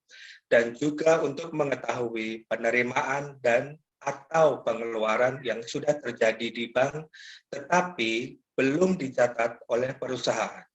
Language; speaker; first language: Indonesian; native; Indonesian